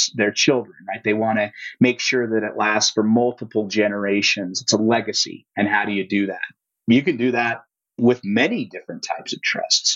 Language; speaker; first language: English; native; English